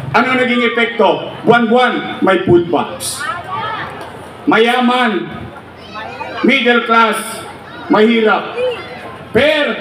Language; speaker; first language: Filipino; native; Filipino